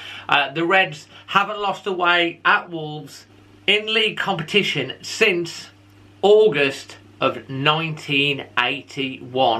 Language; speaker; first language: English; native; English